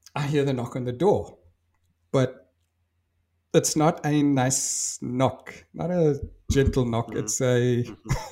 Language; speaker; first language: English; native; English